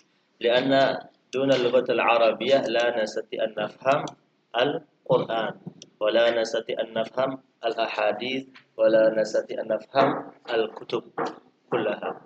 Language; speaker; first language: Arabic; non-native, fluent; Indonesian